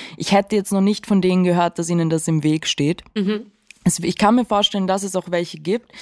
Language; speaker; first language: German; native; German